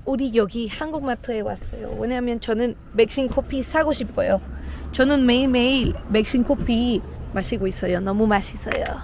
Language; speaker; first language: Korean; non-native, learner; Spanish